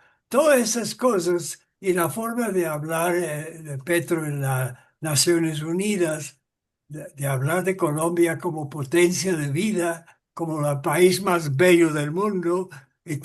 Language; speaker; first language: Spanish; non-native, fluent; English